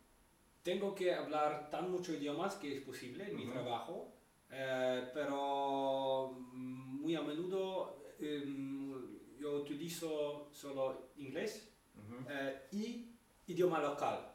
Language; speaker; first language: Spanish; non-native, learner; Polish